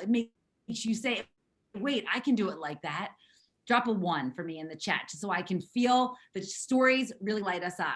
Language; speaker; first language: English; native; English